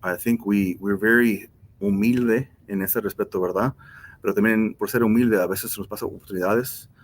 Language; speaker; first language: Spanish; early bilingual, heritage; Spanish